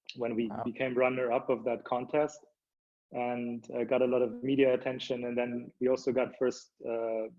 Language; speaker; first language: English; early bilingual, other home language; German